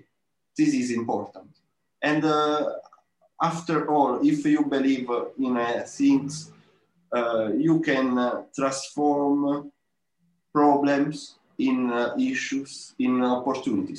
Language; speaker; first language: English; non-native, learner; Italian